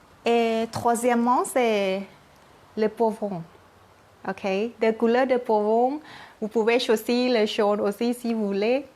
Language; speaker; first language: French; non-native, learner; Thai